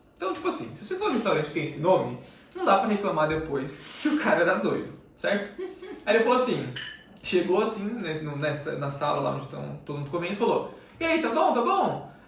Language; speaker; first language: Portuguese; native; Portuguese